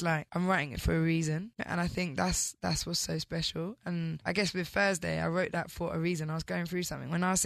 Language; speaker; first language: English; native; English